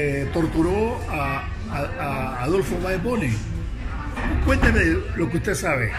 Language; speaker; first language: Spanish; native; Spanish